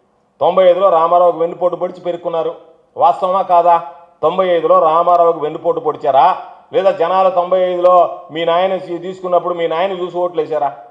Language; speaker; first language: Telugu; native; Telugu